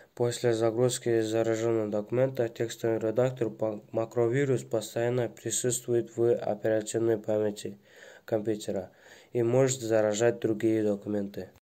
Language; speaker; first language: Russian; non-native, local second language; Kyrgyz